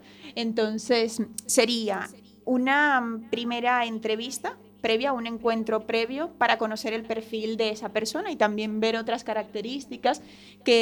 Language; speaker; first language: Spanish; native; Spanish